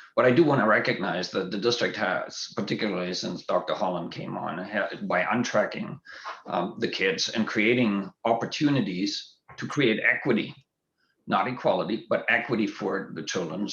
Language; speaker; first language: English; non-native, fluent; German